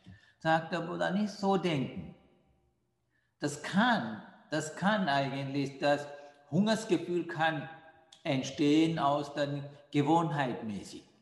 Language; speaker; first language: German; non-native, fluent; Sinhala